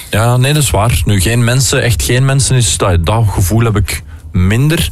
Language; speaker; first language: Dutch; native; Dutch